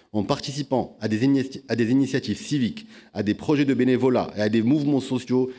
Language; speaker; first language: French; non-native, local second language; Arabic